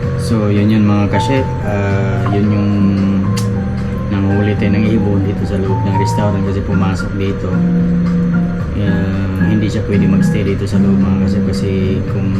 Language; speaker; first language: Filipino; non-native, local second language; Hiligaynon